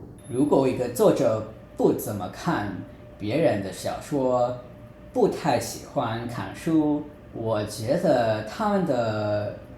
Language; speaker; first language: Chinese; non-native, fluent; English